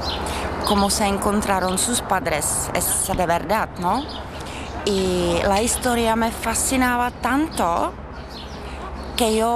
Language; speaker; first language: Spanish; non-native, learner; Czech